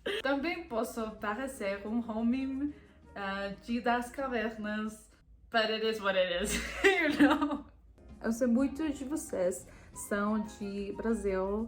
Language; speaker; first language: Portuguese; non-native, learner; Spanish